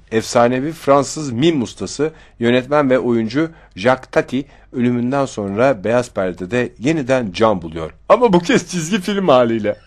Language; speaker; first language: Turkish; native; Turkish